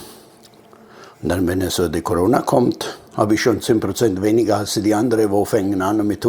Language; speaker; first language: German; non-native, fluent; Italian